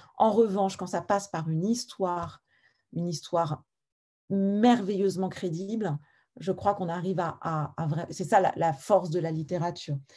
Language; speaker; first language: French; native; French